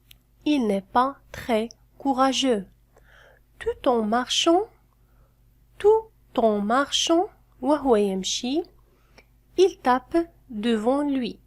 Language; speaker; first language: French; non-native, fluent; Arabic